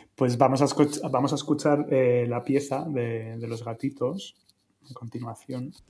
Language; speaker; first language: Spanish; native; Spanish